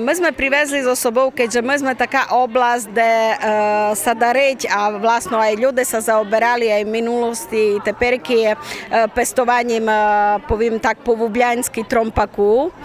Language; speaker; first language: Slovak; non-native, local second language; Rusyn